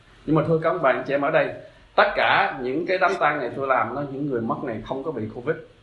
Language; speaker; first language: Vietnamese; native; Vietnamese